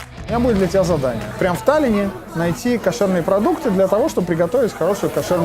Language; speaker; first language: Russian; native; Russian